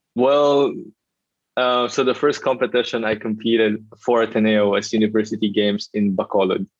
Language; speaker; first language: English; non-native, local second language; Filipino